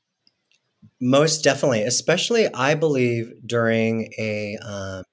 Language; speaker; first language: English; non-native, fluent; Spanish